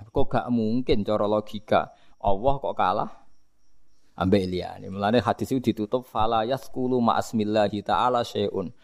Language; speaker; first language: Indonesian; non-native, local second language; Javanese